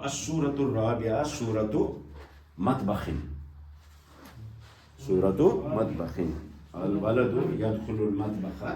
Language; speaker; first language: Arabic; non-native, fluent; Kashmiri